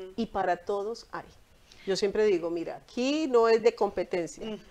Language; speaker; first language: Spanish; native; Spanish